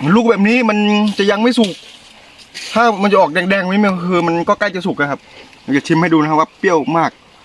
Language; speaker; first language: Thai; non-native, local second language; Karen languages